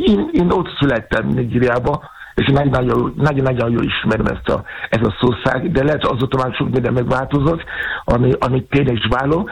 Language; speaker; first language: Hungarian; non-native, fluent; Yoruba